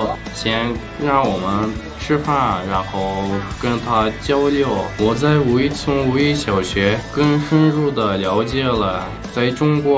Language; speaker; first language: Chinese; non-native, fluent; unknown